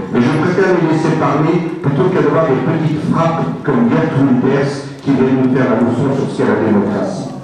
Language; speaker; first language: French; native; French